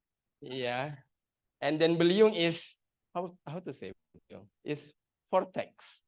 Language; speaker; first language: English; non-native, learner; Indonesian